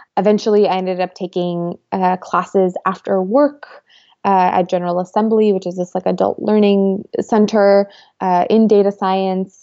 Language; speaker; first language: English; early bilingual, other home language; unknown